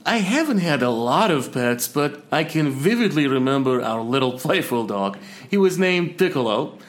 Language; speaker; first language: English; non-native, fluent; Persian